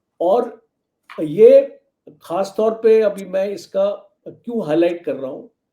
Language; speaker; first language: Hindi; native; Hindi